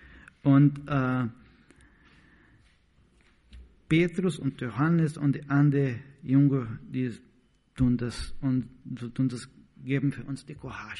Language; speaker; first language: German; non-native, learner; Portuguese